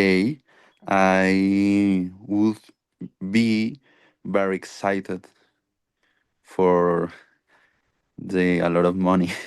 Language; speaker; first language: English; non-native, learner; Spanish